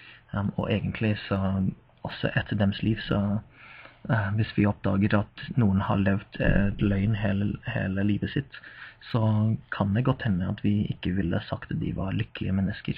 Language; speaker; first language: Norwegian; non-native, fluent; English